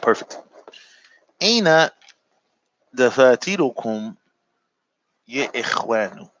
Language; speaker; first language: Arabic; non-native, fluent; English